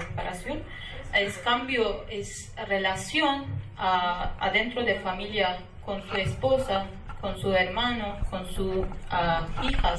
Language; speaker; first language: Spanish; non-native, learner; Kurdish